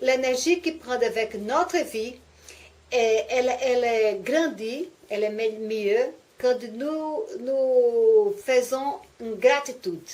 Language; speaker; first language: French; non-native, learner; Portuguese